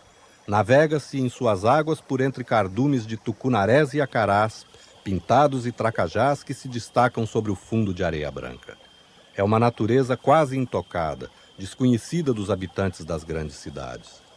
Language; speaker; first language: Portuguese; native; Portuguese